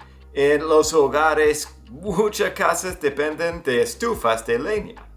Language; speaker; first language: Spanish; non-native, fluent; English